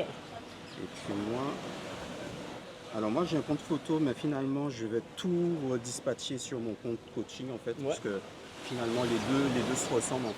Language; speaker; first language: French; native; French